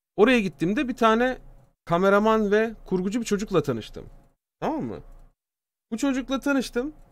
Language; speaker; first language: Turkish; native; Turkish